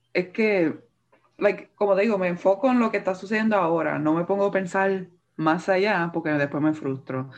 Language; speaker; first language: Spanish; early bilingual, other home language; English